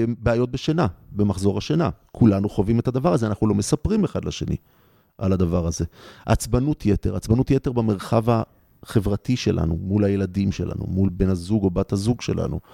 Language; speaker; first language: Hebrew; native; Hebrew